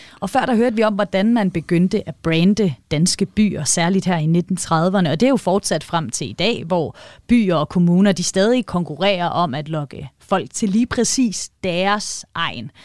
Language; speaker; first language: Danish; native; Danish